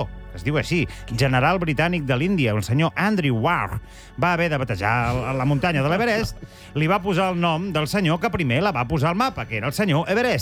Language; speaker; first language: Catalan; native; Catalan